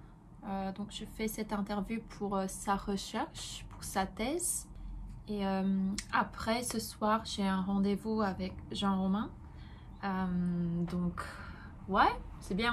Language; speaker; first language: French; non-native, fluent; Korean